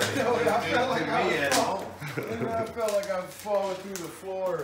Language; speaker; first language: English; native; English